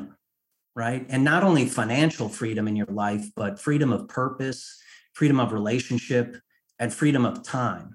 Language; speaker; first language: English; native; English